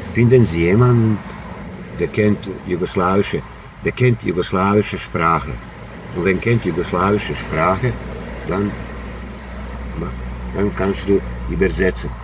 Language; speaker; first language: German; non-native, learner; Croatian